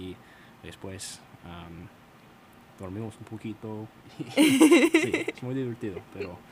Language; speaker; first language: Spanish; non-native, learner; English